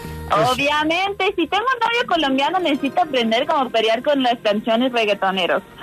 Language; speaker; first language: Spanish; non-native, fluent; English